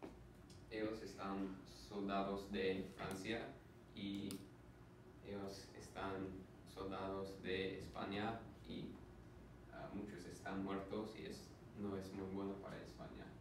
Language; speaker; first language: Spanish; non-native, learner; English